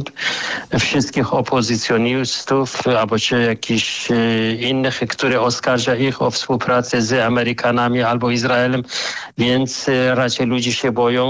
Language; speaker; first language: Polish; non-native, fluent; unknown